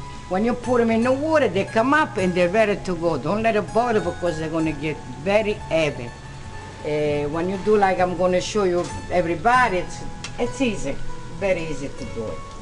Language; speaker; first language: English; non-native, fluent; Italian